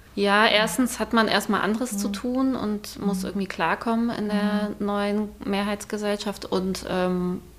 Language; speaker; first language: German; native; German